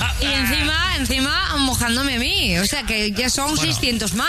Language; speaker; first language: Spanish; native; Spanish